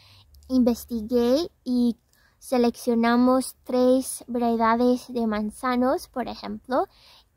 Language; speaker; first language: Spanish; non-native, fluent; English